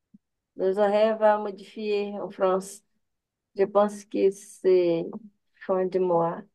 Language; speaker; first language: French; non-native, learner; Portuguese